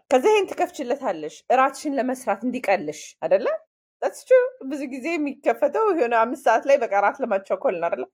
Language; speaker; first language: Amharic; early bilingual, heritage; Amharic